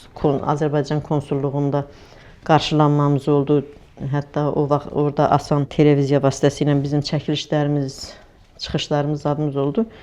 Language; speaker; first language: Azerbaijani; native; Azerbaijani